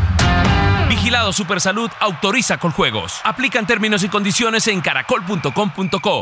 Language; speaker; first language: Spanish; native; Spanish